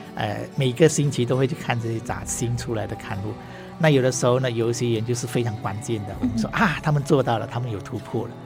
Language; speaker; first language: Chinese; non-native, local second language; Hakka Chinese